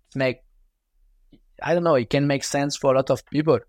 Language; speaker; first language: English; non-native, learner; French